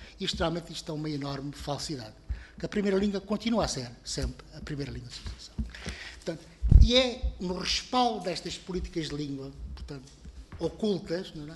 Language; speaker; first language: Portuguese; native; Portuguese